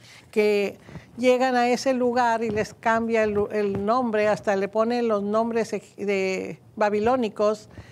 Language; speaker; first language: Spanish; native; Spanish